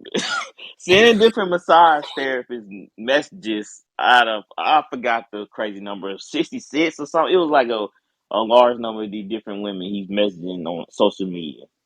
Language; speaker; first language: English; native; English